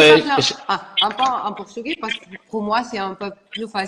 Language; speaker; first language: French; non-native, learner; Portuguese